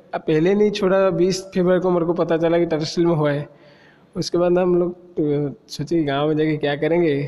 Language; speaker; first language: Hindi; non-native, local second language; Odia